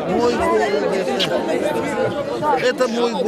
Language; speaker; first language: Russian; non-native, local second language; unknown